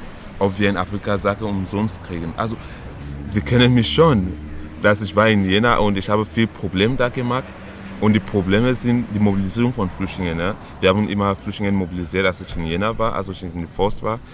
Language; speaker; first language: German; non-native, learner; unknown